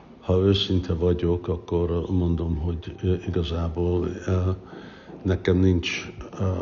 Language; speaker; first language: Hungarian; early bilingual, heritage; English